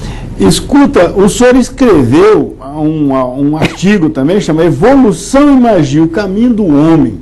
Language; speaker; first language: Portuguese; native; Portuguese